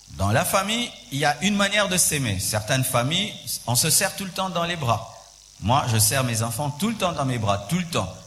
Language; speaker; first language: French; non-native, local second language; Swahili